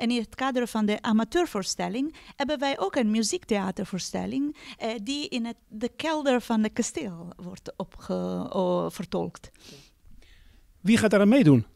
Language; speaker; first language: Dutch; non-native, fluent; Italian